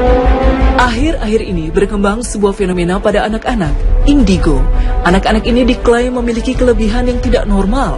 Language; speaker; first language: Indonesian; native; Indonesian